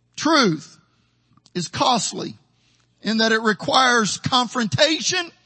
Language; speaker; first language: English; native; English